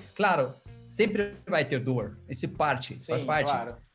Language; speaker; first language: Portuguese; non-native, learner; German